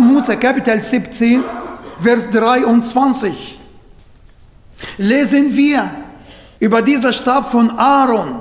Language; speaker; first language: German; non-native, fluent; Arabic